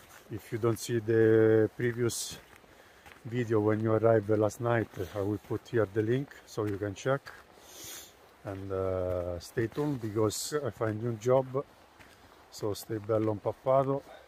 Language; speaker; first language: English; non-native, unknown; Italian